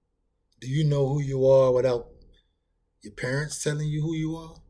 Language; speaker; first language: English; native; English